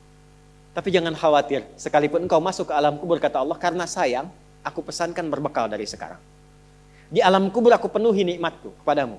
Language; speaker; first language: Indonesian; native; Indonesian